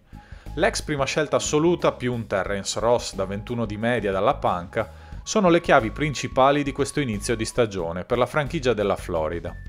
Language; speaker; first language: Italian; native; Italian